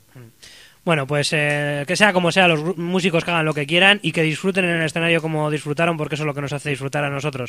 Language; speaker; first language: Spanish; native; Spanish